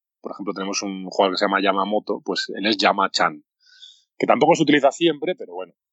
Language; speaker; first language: Spanish; native; Spanish